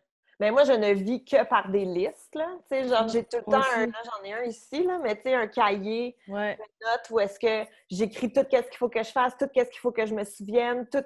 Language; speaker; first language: French; native; French